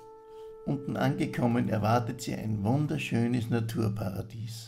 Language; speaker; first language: German; native; German